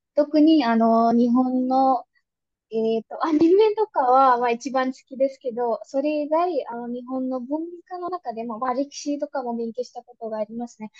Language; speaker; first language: Japanese; non-native, fluent; Hindi